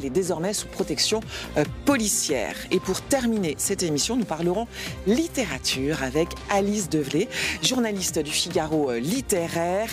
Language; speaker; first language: French; native; French